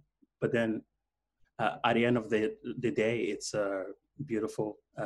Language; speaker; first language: English; non-native, local second language; Krio